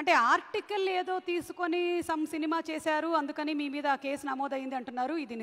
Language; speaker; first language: Telugu; native; Telugu